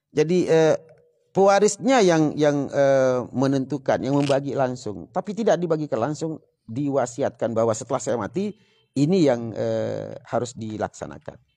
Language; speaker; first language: Indonesian; non-native, local second language; Sasak